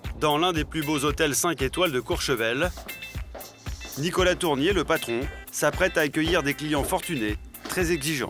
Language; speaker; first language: French; native; French